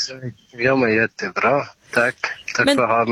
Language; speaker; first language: Swedish; non-native, learner; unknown